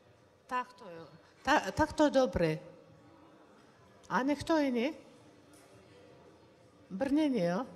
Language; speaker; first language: Czech; non-native, learner; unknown